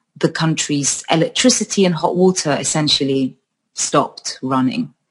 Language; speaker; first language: English; early bilingual, other home language; Georgian